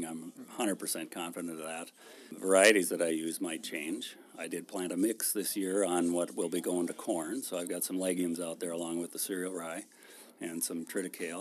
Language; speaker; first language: English; native; English